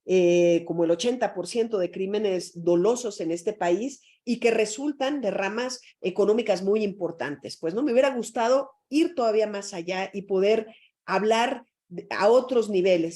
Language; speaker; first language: Spanish; native; Spanish